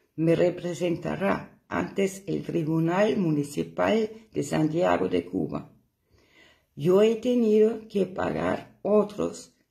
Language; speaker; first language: Spanish; non-native, fluent; German